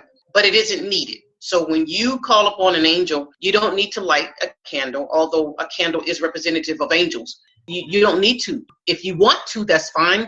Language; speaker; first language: English; native; English